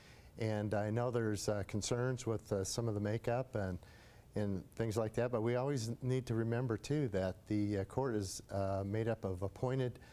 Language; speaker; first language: English; native; English